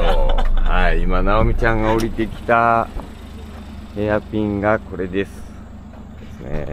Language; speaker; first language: Japanese; native; Japanese